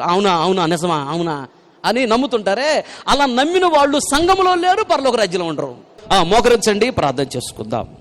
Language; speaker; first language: Telugu; native; Telugu